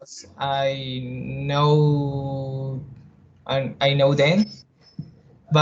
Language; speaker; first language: English; non-native, learner; Spanish